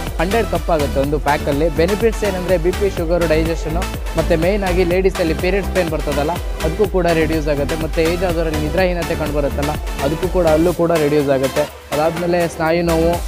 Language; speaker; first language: Kannada; native; Kannada